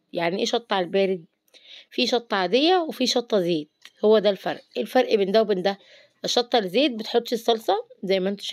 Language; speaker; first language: Arabic; native; Arabic